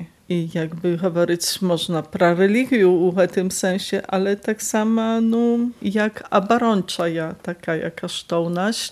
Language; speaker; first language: Polish; non-native, local second language; Belarusian